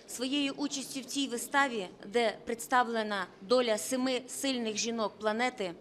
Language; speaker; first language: Ukrainian; native; Ukrainian